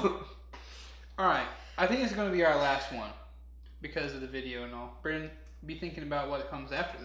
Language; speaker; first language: English; native; English